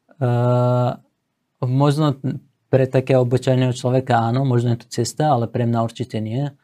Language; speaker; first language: Slovak; non-native, fluent; Assyrian Neo-Aramaic